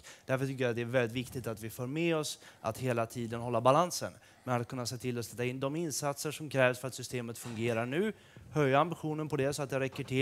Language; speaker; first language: Swedish; native; Swedish